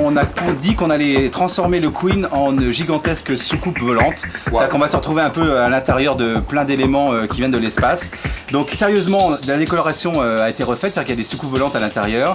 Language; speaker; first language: French; native; French